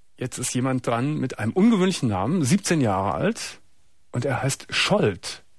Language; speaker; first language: German; native; German